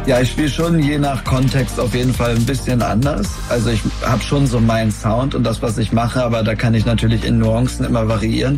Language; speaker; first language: German; native; German